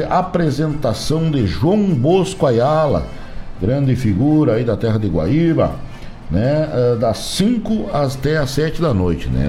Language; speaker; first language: Portuguese; native; Portuguese